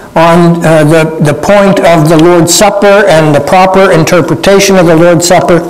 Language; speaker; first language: English; native; English